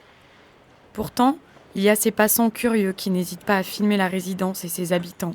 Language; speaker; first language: French; native; French